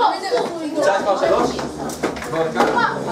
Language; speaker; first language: Hebrew; native; Hebrew